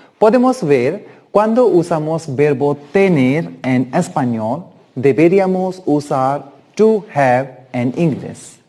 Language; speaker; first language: Spanish; non-native, fluent; Hindi